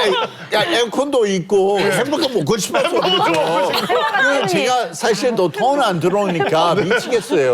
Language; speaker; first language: Korean; non-native, fluent; English